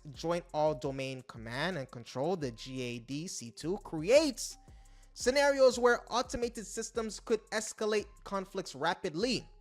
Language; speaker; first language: English; native; English